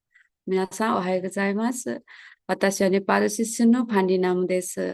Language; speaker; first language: Japanese; non-native, fluent; Nepali